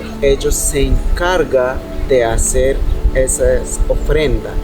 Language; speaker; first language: Spanish; non-native, local second language; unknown